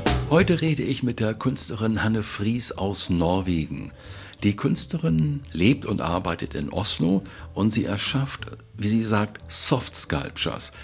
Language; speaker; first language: German; native; German